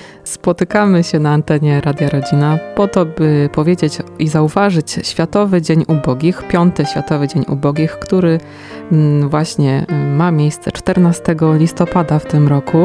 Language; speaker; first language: Polish; native; Polish